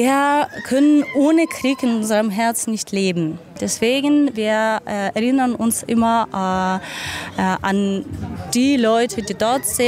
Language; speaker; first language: German; non-native, fluent; Ukrainian